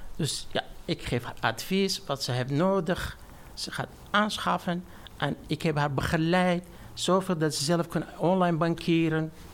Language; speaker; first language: Dutch; non-native, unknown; Armenian